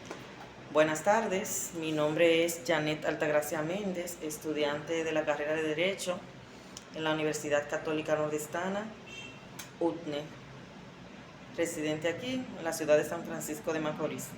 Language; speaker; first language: Spanish; native; Spanish